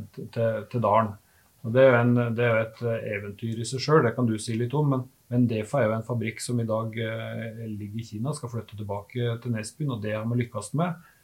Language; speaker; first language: Norwegian; native; Norwegian